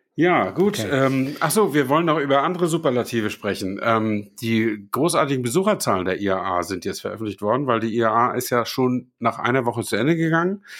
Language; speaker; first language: German; native; German